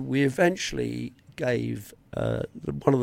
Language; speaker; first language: English; native; English